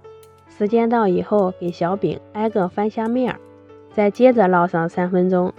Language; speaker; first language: Chinese; native; Chinese